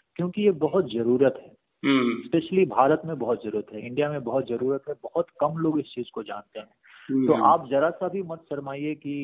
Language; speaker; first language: Hindi; native; Hindi